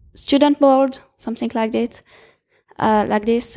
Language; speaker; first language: English; non-native, fluent; French